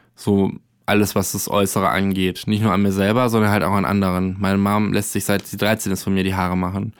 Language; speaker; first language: German; native; German